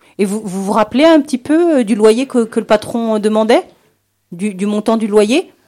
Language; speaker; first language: French; native; French